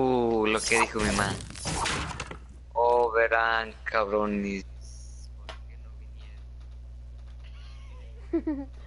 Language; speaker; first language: Spanish; early bilingual, heritage; Spanish